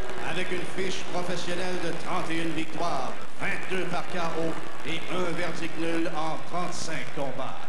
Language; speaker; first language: French; native; French